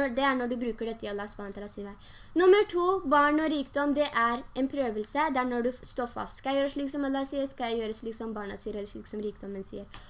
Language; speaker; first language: Norwegian; early bilingual, other home language; Urdu